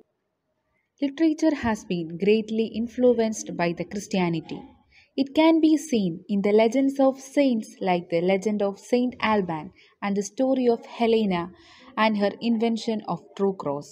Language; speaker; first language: English; non-native, local second language; Malayalam